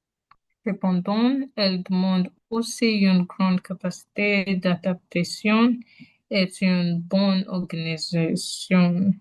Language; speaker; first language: French; non-native, learner; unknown